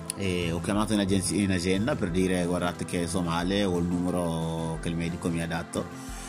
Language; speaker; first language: Italian; non-native, fluent; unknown